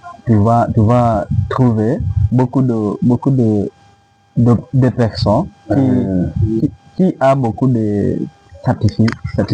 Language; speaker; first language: French; non-native, learner; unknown